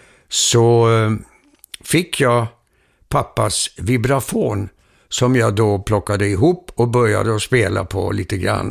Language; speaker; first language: Swedish; early bilingual, heritage; Swedish